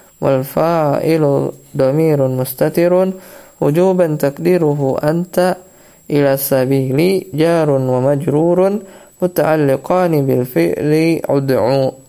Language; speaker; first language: Arabic; non-native, fluent; Indonesian